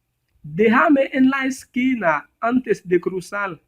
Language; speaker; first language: Spanish; non-native, learner; Haitian Creole